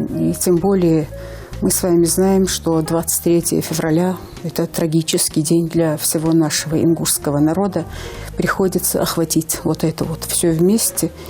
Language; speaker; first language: Russian; non-native, local second language; Ingush